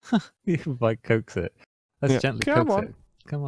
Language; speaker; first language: English; native; English